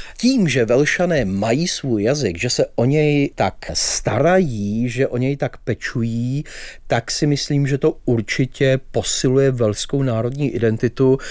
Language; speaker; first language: Czech; native; Czech